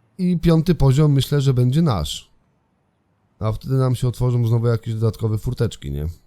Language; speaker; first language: Polish; native; Polish